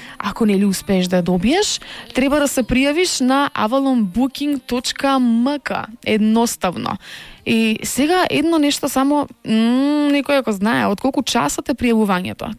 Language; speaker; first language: Macedonian; native; Macedonian